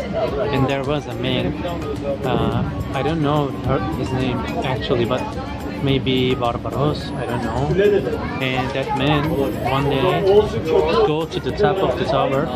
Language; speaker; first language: English; non-native, fluent; Turkish